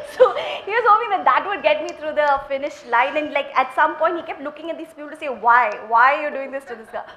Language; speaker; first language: English; non-native, local second language; Malayalam